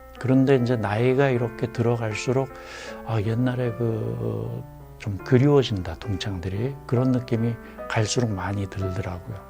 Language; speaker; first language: Korean; native; Korean